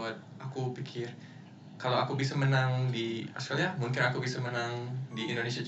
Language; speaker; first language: Indonesian; non-native, fluent; English